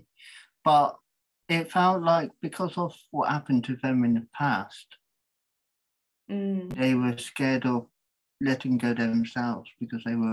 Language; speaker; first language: English; native; English